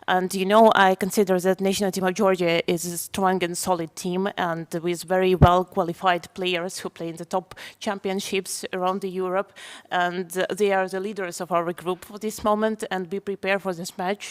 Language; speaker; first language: English; non-native, fluent; Ukrainian